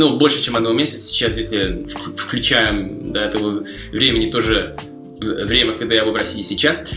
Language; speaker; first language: Russian; non-native, fluent; Slovak